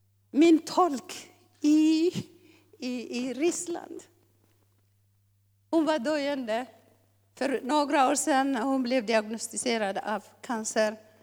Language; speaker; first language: Swedish; non-native, fluent; Tigrinya